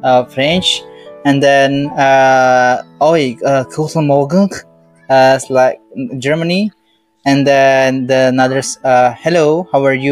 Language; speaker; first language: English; non-native, learner; Indonesian